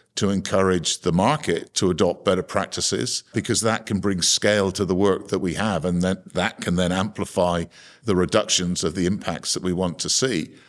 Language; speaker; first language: English; native; English